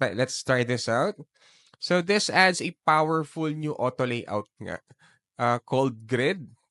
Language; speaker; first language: English; non-native, local second language; Filipino